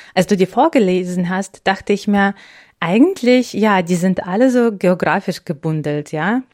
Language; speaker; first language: German; non-native, fluent; Ukrainian